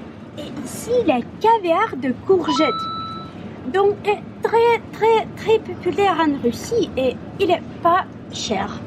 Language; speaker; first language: French; non-native, fluent; Russian